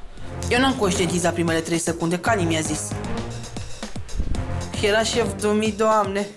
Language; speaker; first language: Romanian; native; Romanian